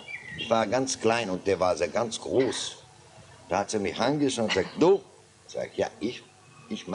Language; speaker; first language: German; non-native, learner; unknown